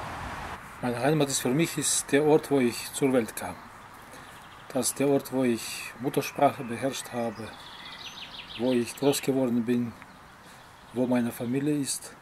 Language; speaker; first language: German; non-native, fluent; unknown